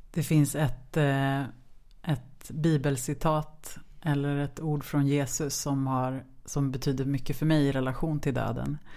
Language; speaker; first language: Swedish; native; Swedish